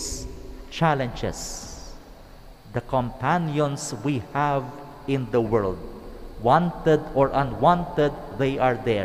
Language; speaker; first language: English; non-native, local second language; Pangasinan